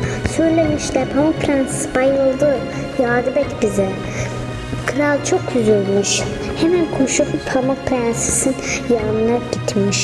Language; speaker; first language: Turkish; early bilingual, heritage; Turkish